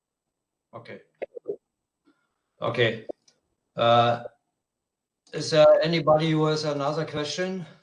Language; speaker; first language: English; non-native, fluent; German